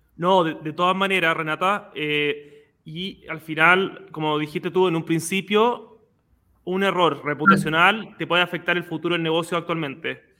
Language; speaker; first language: Spanish; native; Spanish